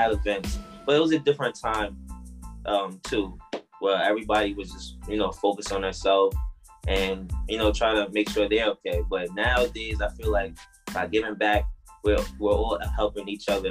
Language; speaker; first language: English; native; English